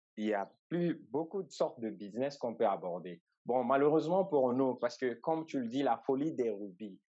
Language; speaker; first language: French; non-native, local second language; Bambara